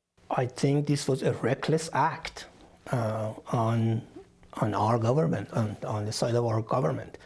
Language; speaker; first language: English; non-native, fluent; Persian